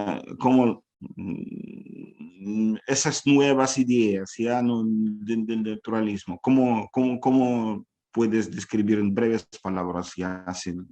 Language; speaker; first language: Spanish; non-native, fluent; Ukrainian